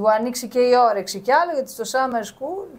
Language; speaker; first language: Greek; native; Greek